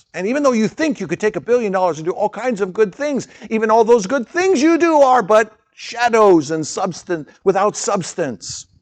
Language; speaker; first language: English; native; English